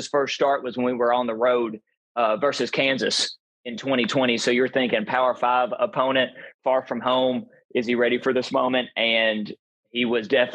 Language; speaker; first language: English; native; English